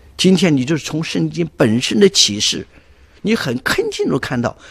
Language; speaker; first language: Chinese; native; Chinese